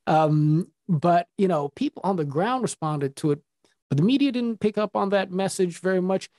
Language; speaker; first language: English; native; English